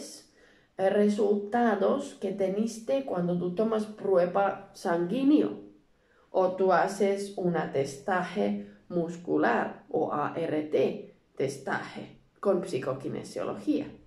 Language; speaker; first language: Spanish; non-native, learner; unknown